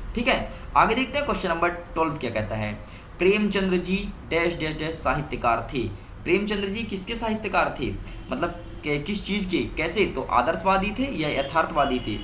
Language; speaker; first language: Hindi; native; Hindi